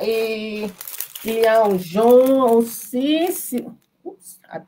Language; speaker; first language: French; non-native, learner; English